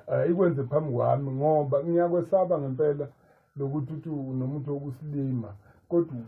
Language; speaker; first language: Zulu; native; Zulu